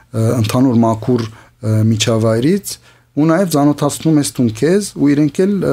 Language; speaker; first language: Armenian; early bilingual, heritage; Armenian